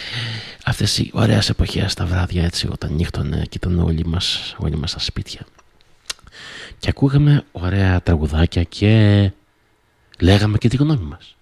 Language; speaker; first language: Greek; native; Greek